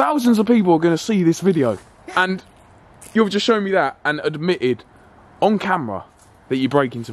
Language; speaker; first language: English; native; English